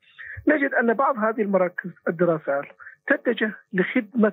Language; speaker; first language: Arabic; native; Arabic